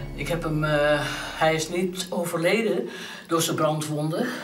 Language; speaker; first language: Dutch; native; Dutch